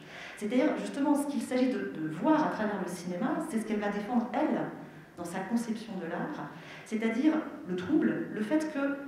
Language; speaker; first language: French; native; French